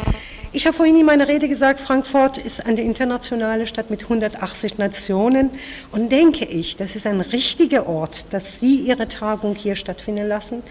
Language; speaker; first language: German; non-native, fluent; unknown